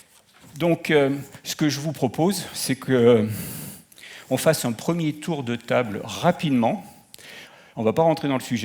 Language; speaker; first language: French; native; French